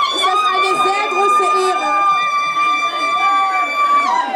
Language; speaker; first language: German; non-native, fluent; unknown